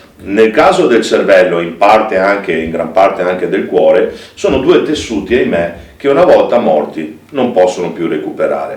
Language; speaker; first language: Italian; native; Italian